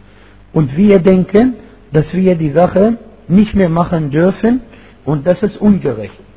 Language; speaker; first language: German; non-native, fluent; Arabic